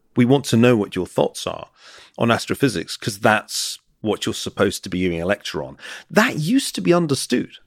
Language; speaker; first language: English; native; English